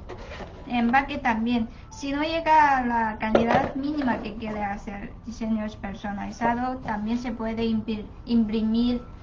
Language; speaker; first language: Spanish; non-native, learner; Chinese